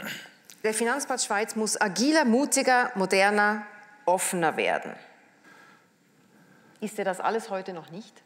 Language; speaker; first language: German; native; German